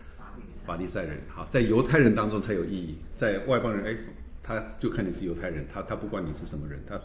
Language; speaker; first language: Chinese; native; Chinese